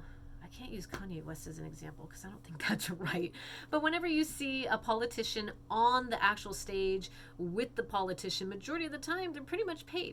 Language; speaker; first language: English; native; English